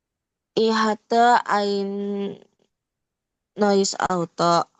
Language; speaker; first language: German; non-native, learner; Indonesian